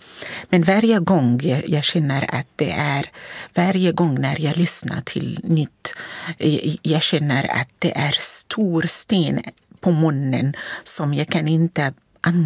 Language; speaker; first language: Swedish; non-native, learner; Arabic